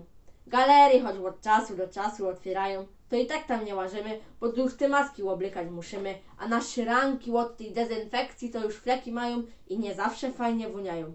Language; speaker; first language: Polish; native; Polish